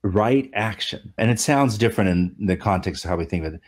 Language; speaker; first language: English; native; English